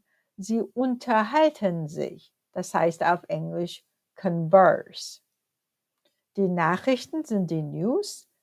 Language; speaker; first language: German; non-native, fluent; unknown